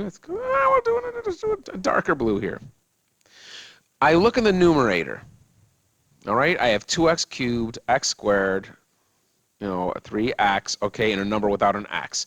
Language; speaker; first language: English; native; English